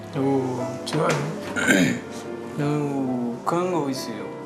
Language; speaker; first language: Korean; non-native, learner; Sinhala